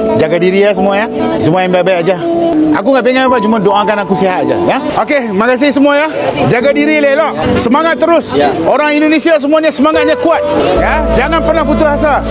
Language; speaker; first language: Malay; native; Malay